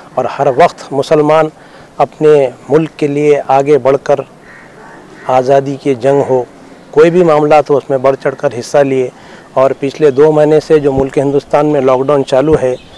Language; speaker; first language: Urdu; native; Urdu